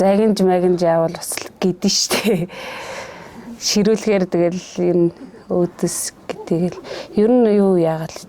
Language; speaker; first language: Mongolian; native; Mongolian